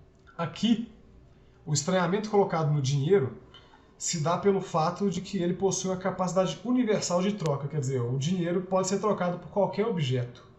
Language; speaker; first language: Portuguese; native; Portuguese